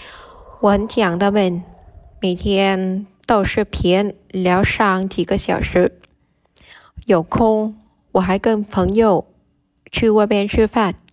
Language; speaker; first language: Chinese; non-native, learner; Vietnamese